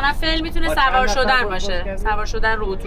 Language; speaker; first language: Persian; native; Persian